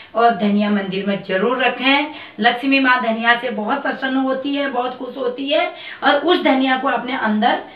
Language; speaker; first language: Hindi; native; Hindi